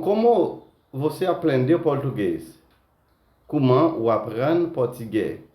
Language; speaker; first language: Portuguese; non-native, fluent; Haitian Creole